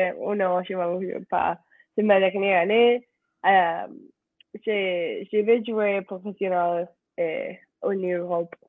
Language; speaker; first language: French; non-native, learner; Spanish